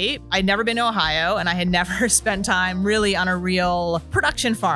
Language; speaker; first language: English; native; English